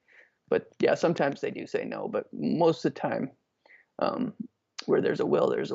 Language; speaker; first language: English; native; English